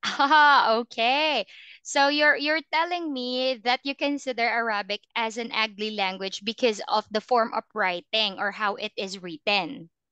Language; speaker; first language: English; non-native, fluent; Filipino